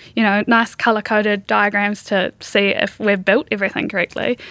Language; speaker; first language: English; native; English